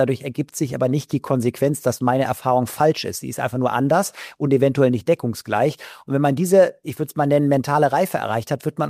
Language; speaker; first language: German; native; German